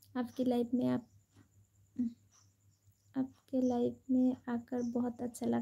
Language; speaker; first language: Hindi; non-native, local second language; Bangla